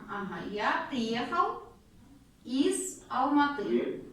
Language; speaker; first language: Russian; non-native, local second language; Kazakh